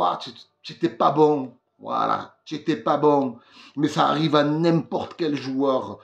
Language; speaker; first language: French; native; French